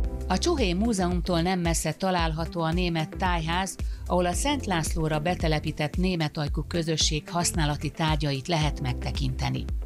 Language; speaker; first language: Hungarian; native; Hungarian